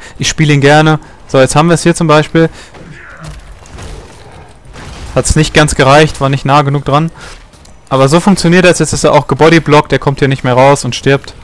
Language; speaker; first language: German; native; German